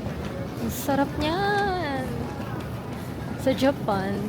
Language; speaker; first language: Filipino; native; Filipino